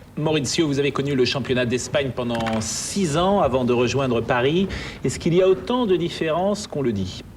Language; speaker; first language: French; native; French